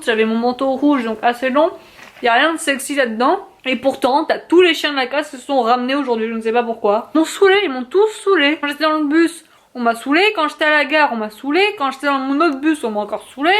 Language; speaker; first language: French; native; French